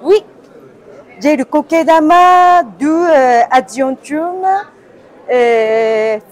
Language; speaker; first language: French; non-native, learner; Japanese